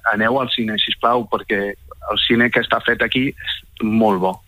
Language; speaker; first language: Catalan; non-native, fluent; English